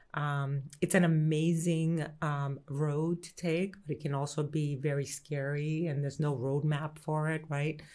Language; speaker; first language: English; early bilingual, other home language; Greek